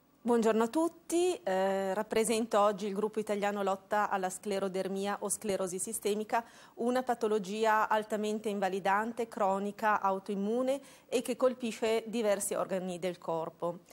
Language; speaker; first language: Italian; native; Italian